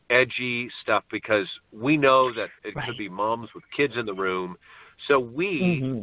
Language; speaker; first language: English; native; English